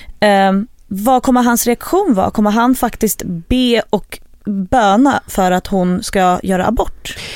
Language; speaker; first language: Swedish; native; Swedish